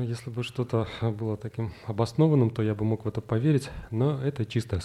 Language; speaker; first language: Russian; native; Russian